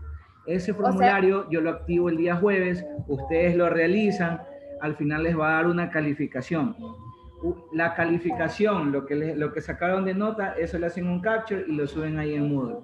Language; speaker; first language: Spanish; native; Spanish